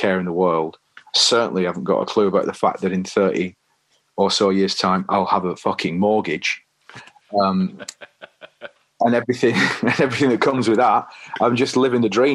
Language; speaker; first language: English; native; English